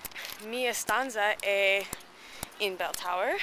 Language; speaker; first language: Italian; non-native, learner; English